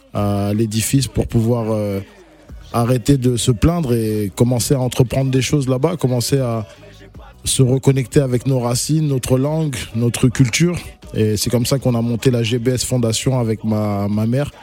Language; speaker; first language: French; non-native, local second language; Lingala